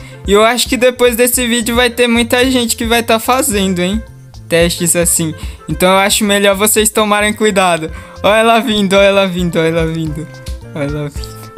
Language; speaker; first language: Portuguese; native; Portuguese